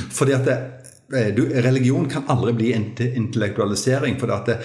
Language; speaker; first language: Norwegian; native; Norwegian